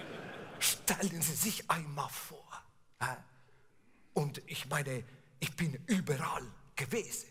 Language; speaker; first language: German; non-native, fluent; Italian